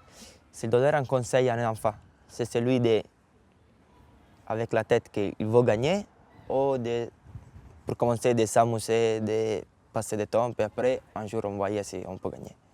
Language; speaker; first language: French; non-native, learner; Italian